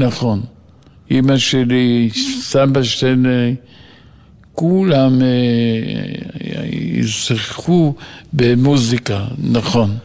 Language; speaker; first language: Hebrew; non-native, fluent; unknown